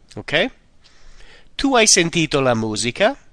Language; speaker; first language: Italian; non-native, fluent; English